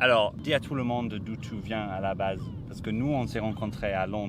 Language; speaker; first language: French; non-native, fluent; English